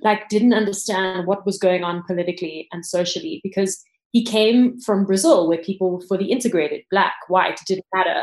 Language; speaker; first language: English; native; English